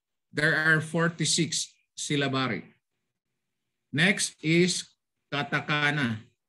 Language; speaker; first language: English; non-native, local second language; Filipino